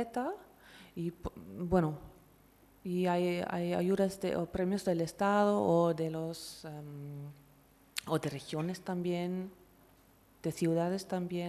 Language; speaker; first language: Spanish; non-native, fluent; German